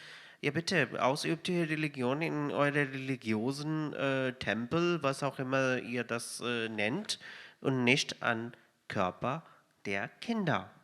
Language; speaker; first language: German; non-native, fluent; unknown